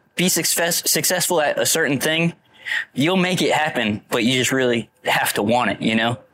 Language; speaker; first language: English; native; English